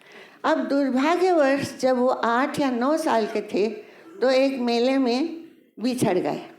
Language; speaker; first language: Hindi; native; Hindi